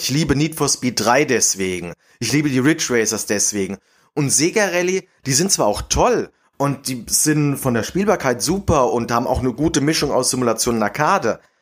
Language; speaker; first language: German; native; German